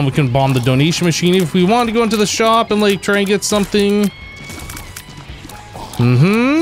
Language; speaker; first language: English; native; English